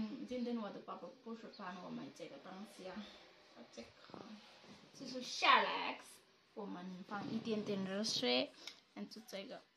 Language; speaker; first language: Chinese; non-native, learner; Nepali